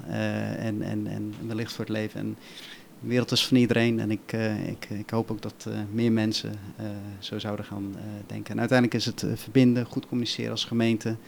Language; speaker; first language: Dutch; native; Dutch